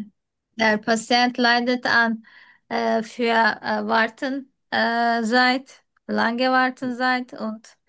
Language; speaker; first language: German; non-native, learner; Turkish